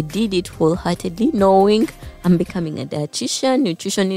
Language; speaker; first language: English; non-native, local second language; Ganda